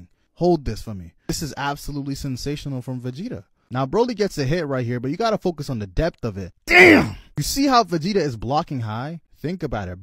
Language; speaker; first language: English; native; English